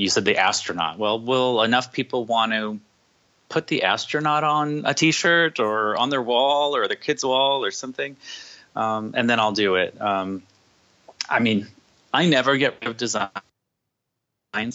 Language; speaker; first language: English; native; English